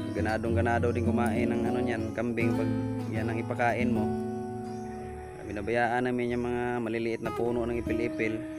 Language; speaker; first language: Filipino; non-native, local second language; Waray